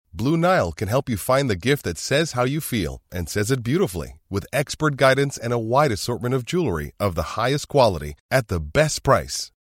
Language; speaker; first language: English; native; English